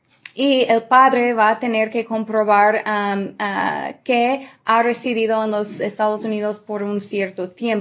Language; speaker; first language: Spanish; early bilingual, other home language; English